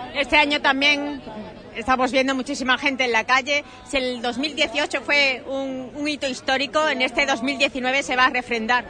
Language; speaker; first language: Spanish; native; Spanish